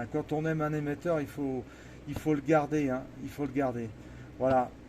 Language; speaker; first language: French; native; French